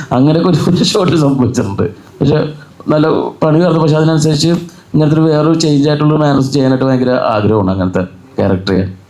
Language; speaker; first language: Malayalam; native; Malayalam